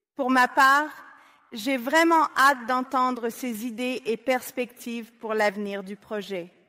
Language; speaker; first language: French; non-native, fluent; Spanish